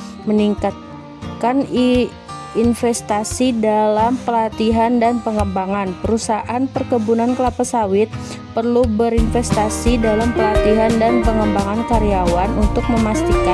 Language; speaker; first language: Indonesian; native; Indonesian